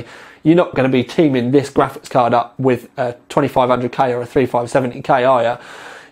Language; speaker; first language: English; native; English